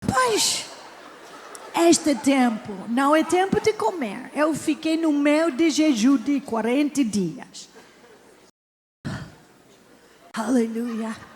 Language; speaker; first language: Portuguese; non-native, learner; English